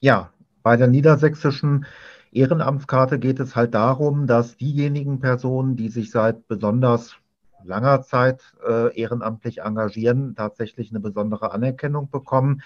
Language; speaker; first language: German; native; German